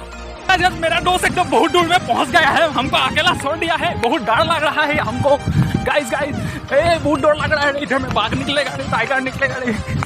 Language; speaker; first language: Hindi; non-native, local second language; Assamese